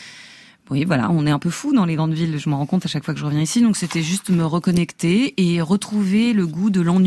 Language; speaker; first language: French; native; French